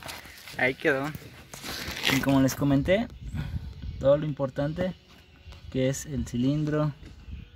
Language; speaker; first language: Spanish; native; Spanish